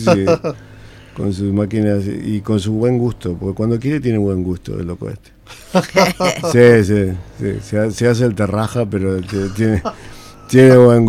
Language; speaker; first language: Spanish; native; Spanish